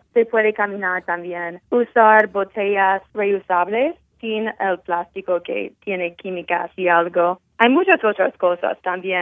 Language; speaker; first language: Spanish; non-native, learner; English